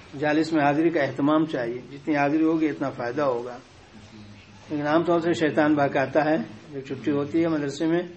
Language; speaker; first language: Urdu; native; Urdu